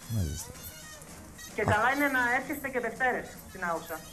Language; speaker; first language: Greek; native; Greek